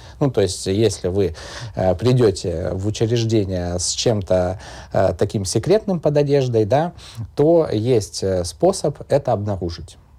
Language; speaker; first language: Russian; native; Russian